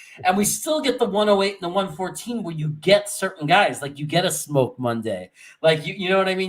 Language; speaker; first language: English; native; English